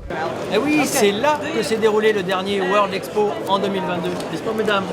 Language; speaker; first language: French; native; French